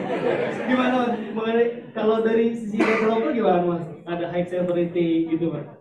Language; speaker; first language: Indonesian; native; Indonesian